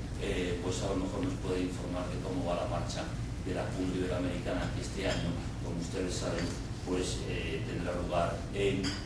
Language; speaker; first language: Spanish; native; Spanish